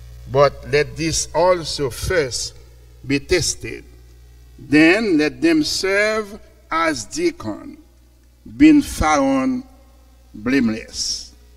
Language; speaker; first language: English; non-native, fluent; Haitian Creole